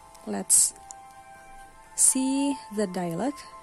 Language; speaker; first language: English; non-native, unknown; Indonesian